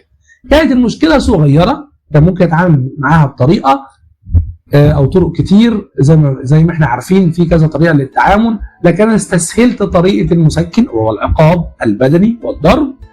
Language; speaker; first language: Arabic; native; Arabic